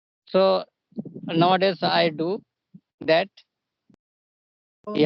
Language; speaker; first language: English; non-native, learner; Santali